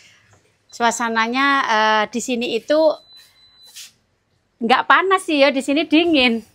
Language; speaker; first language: Indonesian; non-native, local second language; Javanese